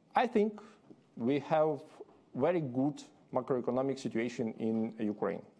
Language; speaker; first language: English; non-native, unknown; Ukrainian